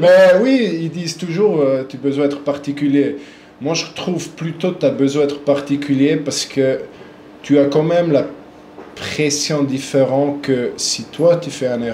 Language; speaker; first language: French; non-native, local second language; German